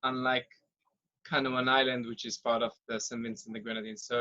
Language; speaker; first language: English; non-native, fluent; Hebrew